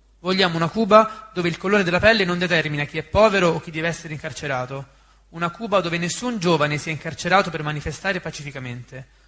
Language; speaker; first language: Italian; non-native, fluent; Spanish